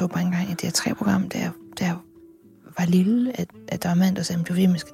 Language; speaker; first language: Danish; native; Danish